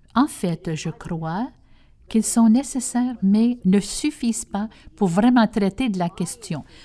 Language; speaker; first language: French; non-native, fluent; English